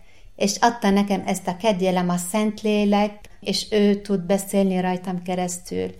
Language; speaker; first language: Hungarian; non-native, learner; Arabic